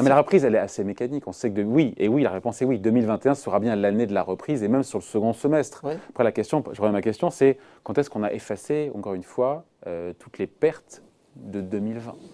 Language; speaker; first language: French; native; French